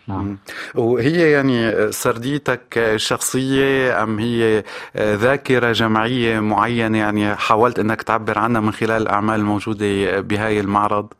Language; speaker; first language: Arabic; native; Arabic